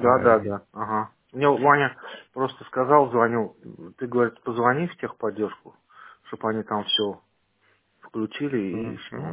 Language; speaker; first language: Russian; native; Russian